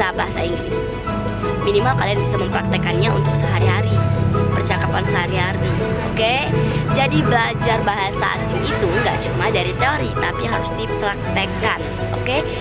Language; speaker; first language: Indonesian; native; Indonesian